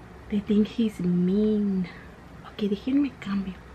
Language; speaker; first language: English; early bilingual, other home language; Spanish